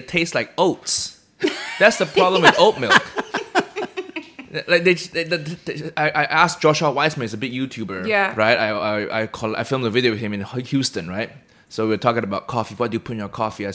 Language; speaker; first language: English; non-native, local second language; Cantonese